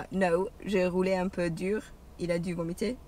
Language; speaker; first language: French; non-native, learner; English